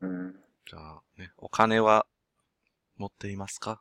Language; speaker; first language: Japanese; non-native, learner; English